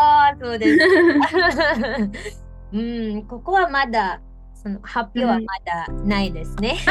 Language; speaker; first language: Japanese; non-native, fluent; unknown